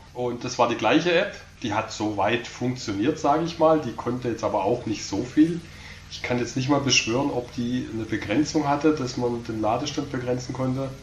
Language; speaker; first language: German; native; German